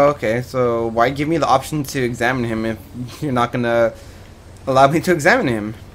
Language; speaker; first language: English; native; English